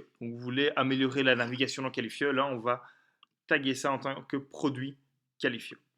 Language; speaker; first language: French; native; French